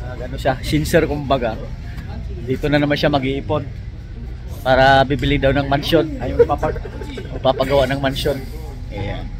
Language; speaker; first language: Filipino; non-native, local second language; Cebuano